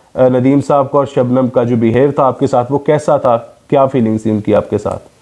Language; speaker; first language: Urdu; non-native, local second language; Punjabi